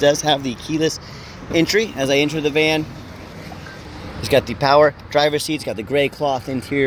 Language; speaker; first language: English; native; English